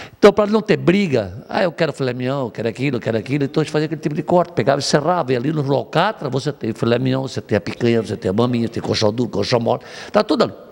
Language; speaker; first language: Portuguese; native; Portuguese